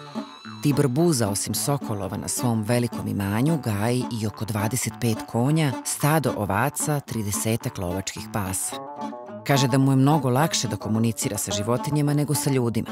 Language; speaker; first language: Serbian; native; Serbian